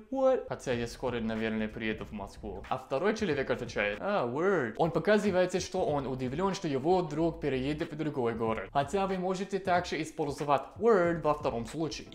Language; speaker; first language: Russian; non-native, fluent; English